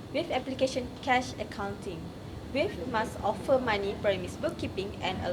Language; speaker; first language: English; non-native, learner; Malay